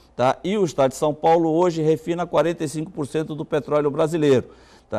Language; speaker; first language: Portuguese; native; Portuguese